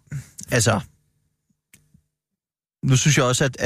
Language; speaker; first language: Danish; native; Danish